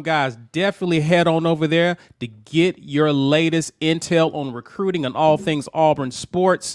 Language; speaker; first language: English; native; English